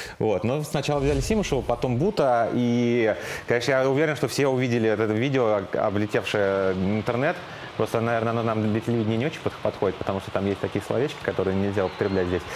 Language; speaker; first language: Russian; native; Russian